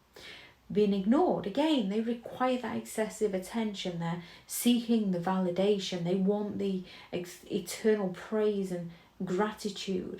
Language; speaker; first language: English; native; English